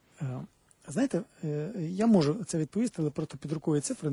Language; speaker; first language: Ukrainian; native; Ukrainian